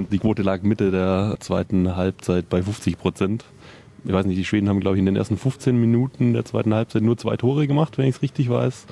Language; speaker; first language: German; native; German